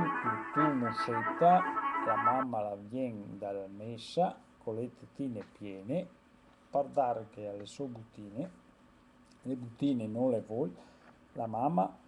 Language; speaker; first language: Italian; native; Italian